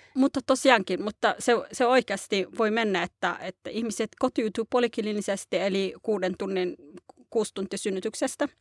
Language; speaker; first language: Finnish; early bilingual, other home language; Somali